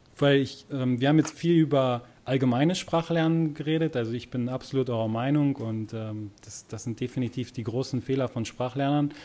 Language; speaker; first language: German; native; German